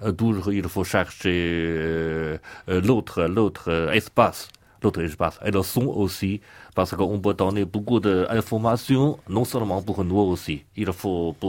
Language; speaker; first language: French; non-native, learner; Chinese